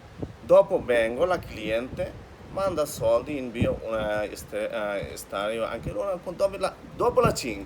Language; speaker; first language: Italian; non-native, learner; Bangla